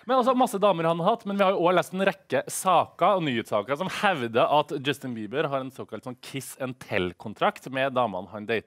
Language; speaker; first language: Norwegian; native; Norwegian